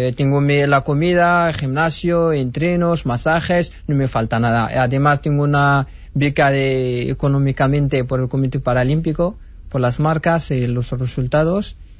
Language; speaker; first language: Spanish; non-native, fluent; Berber languages